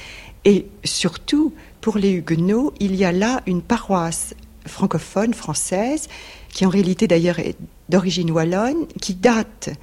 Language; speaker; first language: French; native; French